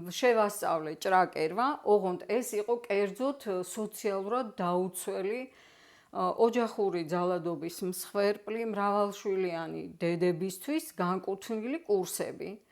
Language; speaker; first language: Georgian; native; Georgian